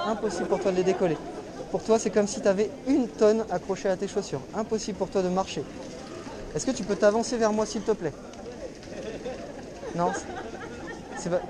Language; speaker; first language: French; native; French